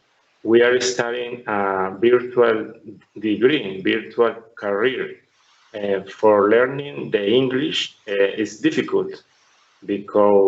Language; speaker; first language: English; non-native, learner; Spanish